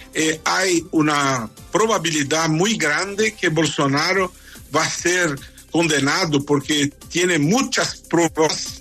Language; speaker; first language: Spanish; non-native, fluent; Portuguese